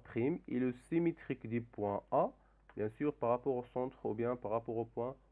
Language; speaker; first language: French; non-native, local second language; Arabic